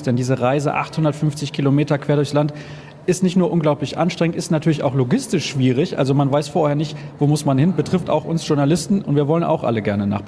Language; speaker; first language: German; native; German